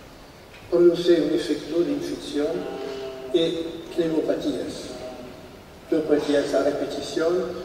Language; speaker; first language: Spanish; non-native, fluent; French